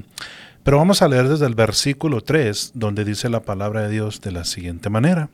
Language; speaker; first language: Spanish; native; Spanish